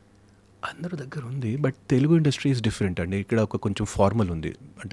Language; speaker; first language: Telugu; non-native, fluent; Hindi